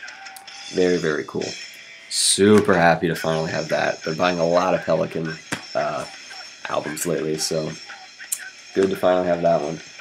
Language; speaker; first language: English; native; English